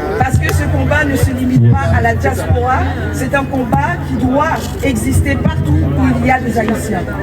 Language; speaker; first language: French; non-native, local second language; Haitian Creole